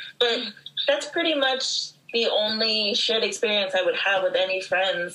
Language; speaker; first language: English; early bilingual, other home language; Spanish